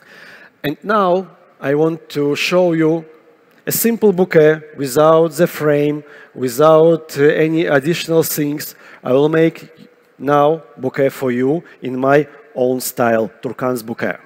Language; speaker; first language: English; non-native, fluent; Russian